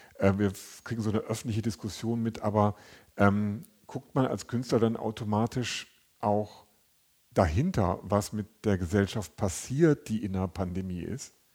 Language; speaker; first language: German; native; German